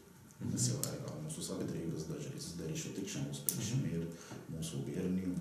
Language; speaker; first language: Latvian; non-native, learner; Arabic